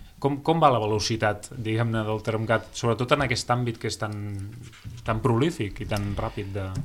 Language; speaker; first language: Catalan; native; Catalan